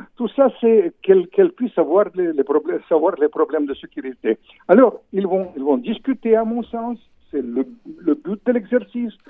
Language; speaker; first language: French; non-native, fluent; Russian